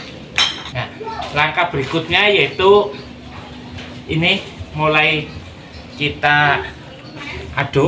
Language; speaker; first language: Indonesian; non-native, local second language; Javanese